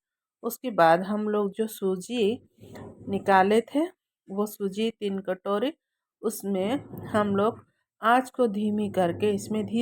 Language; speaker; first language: Hindi; non-native, local second language; Odia